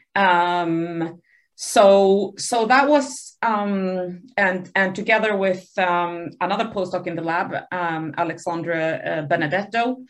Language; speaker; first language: English; early bilingual, other home language; Spanish